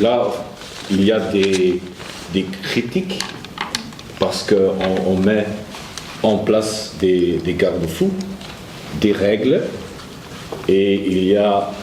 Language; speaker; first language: French; non-native, learner; Dutch